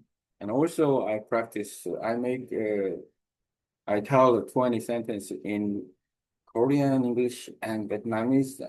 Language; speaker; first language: English; non-native, learner; Korean